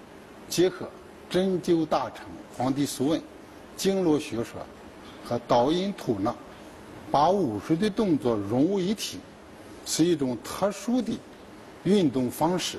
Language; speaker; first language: Chinese; native; Chinese